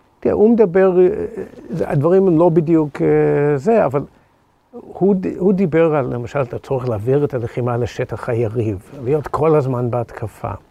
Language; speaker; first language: Hebrew; non-native, fluent; English